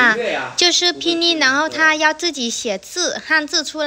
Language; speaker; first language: Chinese; non-native, fluent; Vietnamese